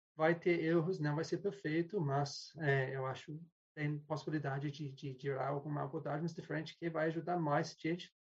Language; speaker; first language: Portuguese; non-native, fluent; English